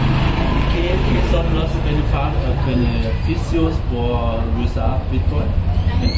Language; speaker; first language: Spanish; non-native, learner; German